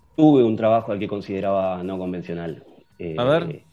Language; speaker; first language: Spanish; native; Spanish